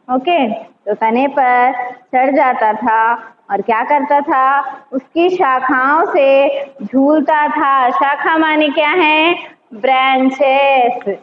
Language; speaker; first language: Hindi; non-native, local second language; Telugu